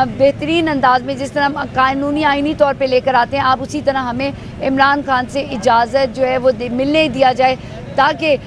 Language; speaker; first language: Urdu; non-native, local second language; Pashto